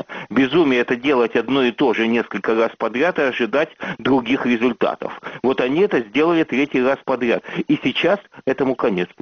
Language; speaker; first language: Russian; native; Russian